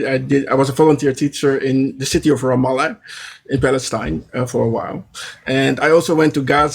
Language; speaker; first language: English; non-native, fluent; Dutch